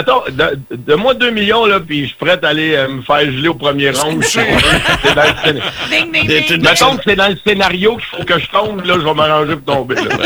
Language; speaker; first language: French; native; French